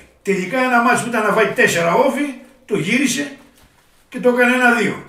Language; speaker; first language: Greek; native; Greek